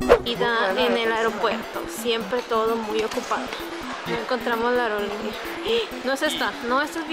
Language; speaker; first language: Spanish; native; Spanish